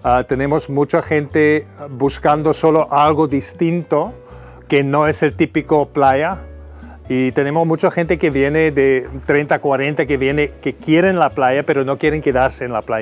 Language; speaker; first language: Spanish; non-native, fluent; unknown